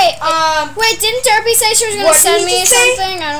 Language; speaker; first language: English; native; English